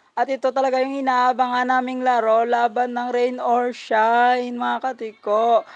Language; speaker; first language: Filipino; non-native, local second language; Hiligaynon